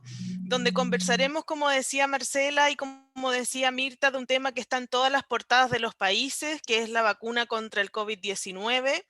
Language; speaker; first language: Spanish; native; Spanish